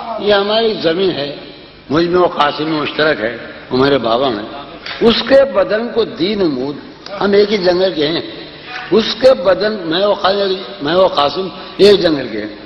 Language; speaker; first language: Urdu; native; Urdu